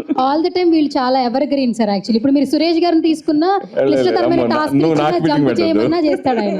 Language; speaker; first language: Telugu; native; Telugu